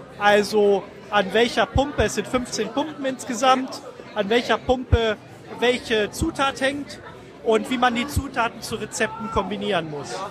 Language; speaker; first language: German; native; German